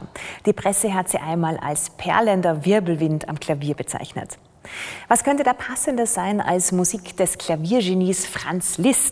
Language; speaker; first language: German; native; German